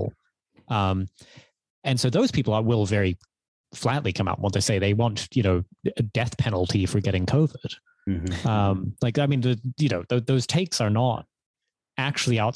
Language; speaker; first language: English; native; English